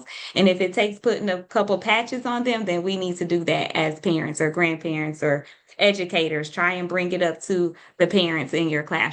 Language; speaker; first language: English; native; English